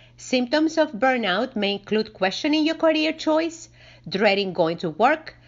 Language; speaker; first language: English; non-native, fluent; Greek